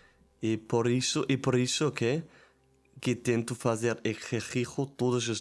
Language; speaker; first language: Portuguese; non-native, learner; Italian